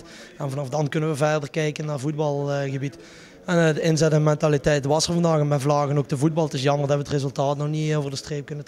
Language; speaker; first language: Dutch; native; Dutch